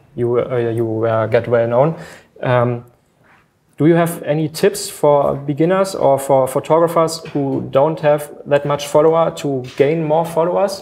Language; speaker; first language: English; non-native, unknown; German